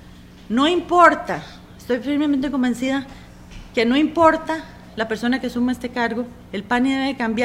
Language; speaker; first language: Spanish; native; Spanish